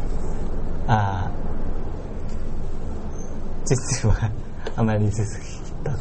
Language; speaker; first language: Japanese; non-native, learner; Thai